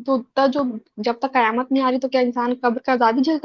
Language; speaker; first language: Hindi; native; Hindi